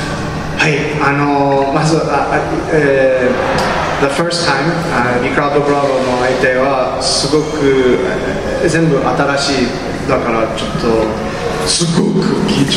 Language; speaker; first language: Japanese; non-native, learner; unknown